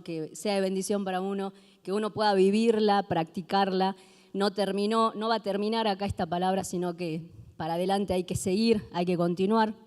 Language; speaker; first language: Spanish; native; Spanish